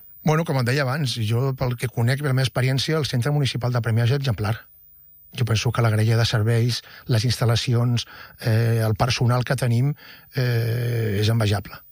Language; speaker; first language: Catalan; native; Catalan